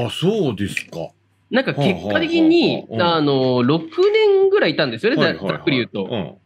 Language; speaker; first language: Japanese; native; Japanese